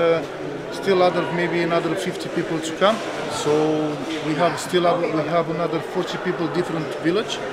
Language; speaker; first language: English; non-native, learner; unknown